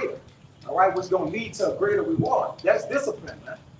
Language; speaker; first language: English; native; English